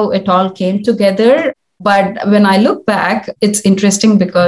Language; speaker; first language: English; non-native, local second language; Tamil